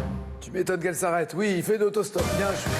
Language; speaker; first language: French; native; French